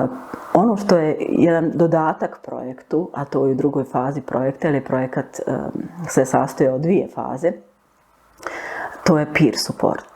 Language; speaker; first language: Bosnian; native; Bosnian